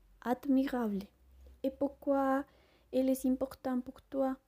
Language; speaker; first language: French; non-native, learner; Spanish